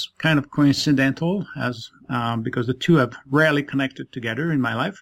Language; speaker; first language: English; non-native, fluent; French